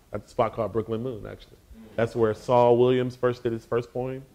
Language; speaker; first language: English; native; English